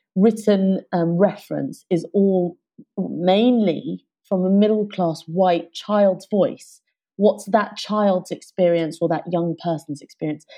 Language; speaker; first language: English; native; English